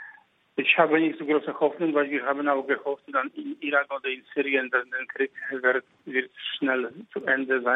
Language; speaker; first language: German; non-native, fluent; Polish